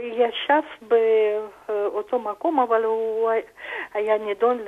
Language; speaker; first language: Hebrew; non-native, fluent; Russian